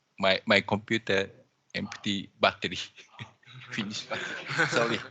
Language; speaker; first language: English; non-native, learner; Japanese